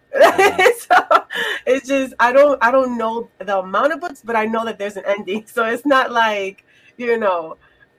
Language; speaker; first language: English; native; English